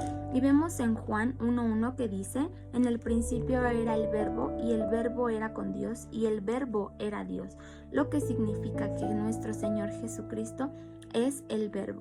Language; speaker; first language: Spanish; native; Spanish